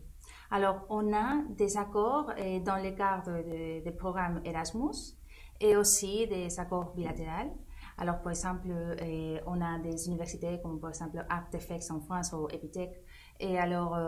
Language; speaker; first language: French; non-native, fluent; Spanish